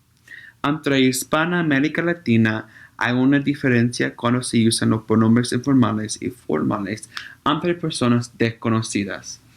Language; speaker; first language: Spanish; non-native, learner; English